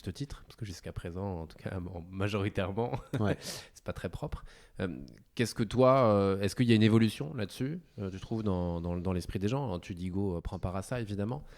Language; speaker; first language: French; native; French